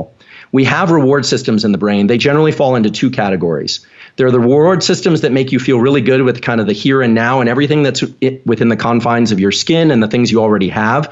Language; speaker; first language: English; native; English